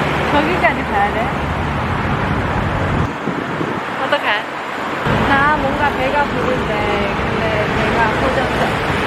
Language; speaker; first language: Korean; non-native, fluent; Chinese